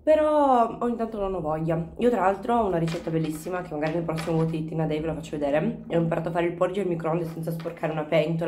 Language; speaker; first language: Italian; native; Italian